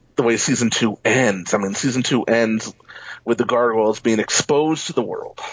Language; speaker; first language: English; native; English